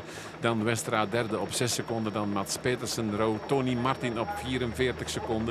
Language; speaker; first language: Dutch; native; Dutch